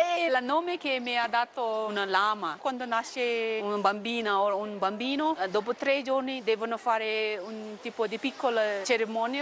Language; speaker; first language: Italian; non-native, fluent; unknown